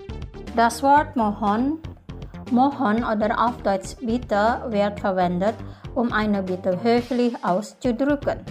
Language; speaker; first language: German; non-native, fluent; Indonesian